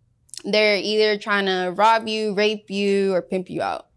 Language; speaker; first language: English; early bilingual, other home language; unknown